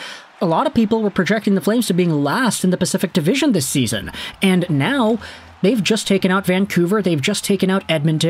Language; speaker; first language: English; native; English